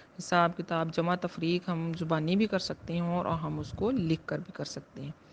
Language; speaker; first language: Urdu; non-native, local second language; Punjabi